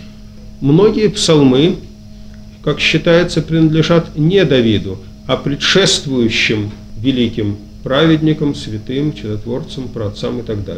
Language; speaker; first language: Russian; native; Russian